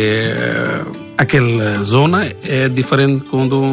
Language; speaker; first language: Portuguese; non-native, learner; Bangla